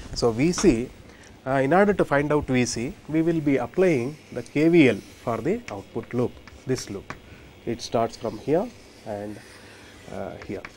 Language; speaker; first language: English; non-native, local second language; Kannada